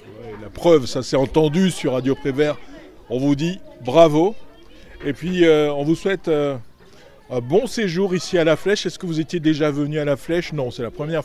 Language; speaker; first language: French; native; French